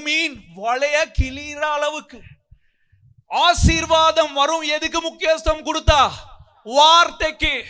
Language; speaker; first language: Tamil; non-native, local second language; Sinhala